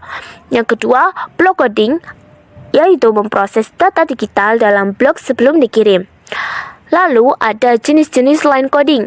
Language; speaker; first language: Indonesian; native; Indonesian